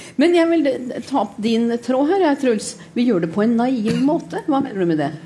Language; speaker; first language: Norwegian; native; Norwegian